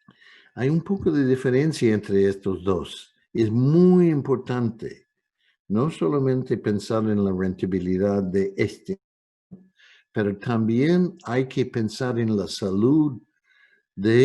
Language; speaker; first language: Spanish; non-native, fluent; English